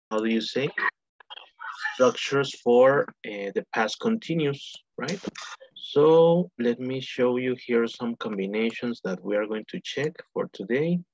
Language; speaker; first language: English; non-native, fluent; Spanish